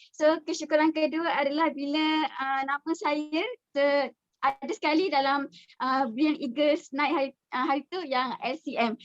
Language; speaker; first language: Malay; native; Malay